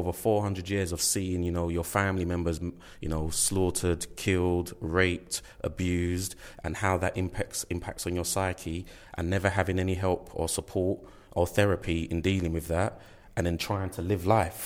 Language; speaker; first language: English; native; English